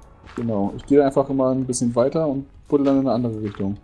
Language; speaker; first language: German; native; German